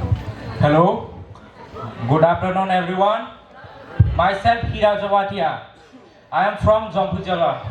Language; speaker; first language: English; non-native, local second language; Kok Borok